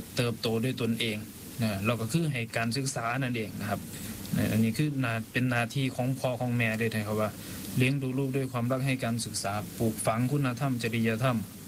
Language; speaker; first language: Thai; native; Thai